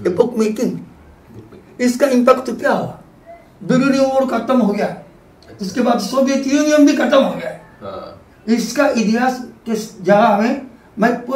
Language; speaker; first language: Hindi; non-native, fluent; Japanese